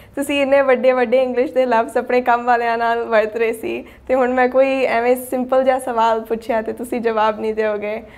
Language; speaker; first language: Punjabi; early bilingual, heritage; Punjabi